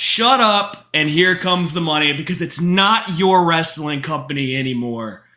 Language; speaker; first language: English; native; English